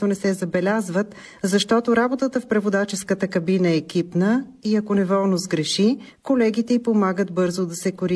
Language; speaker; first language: Bulgarian; native; Bulgarian